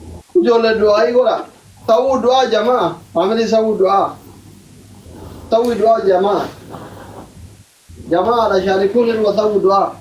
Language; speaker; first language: Arabic; non-native, learner; Oromo